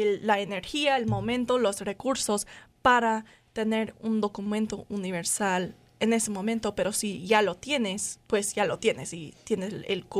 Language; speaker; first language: Spanish; non-native, learner; English